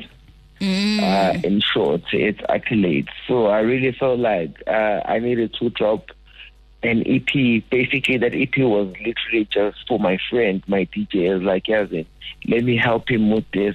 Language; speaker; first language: English; non-native, local second language; Zulu